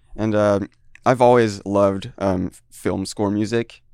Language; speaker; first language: English; early bilingual, heritage; French